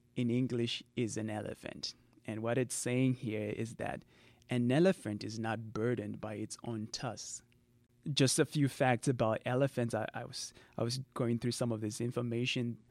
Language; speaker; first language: English; non-native, local second language; Shona